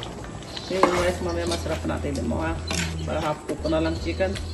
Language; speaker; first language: Filipino; non-native, learner; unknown